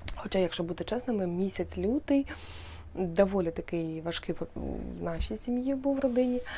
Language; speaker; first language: Ukrainian; non-native, local second language; Russian